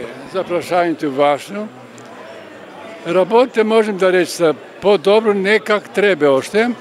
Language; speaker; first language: Macedonian; early bilingual, heritage; Macedonian